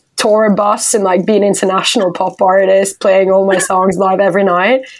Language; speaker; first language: English; non-native, fluent; Norwegian